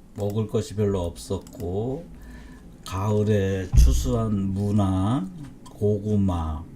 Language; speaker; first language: Korean; native; Korean